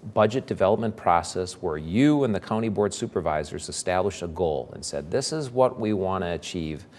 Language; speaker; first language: English; native; English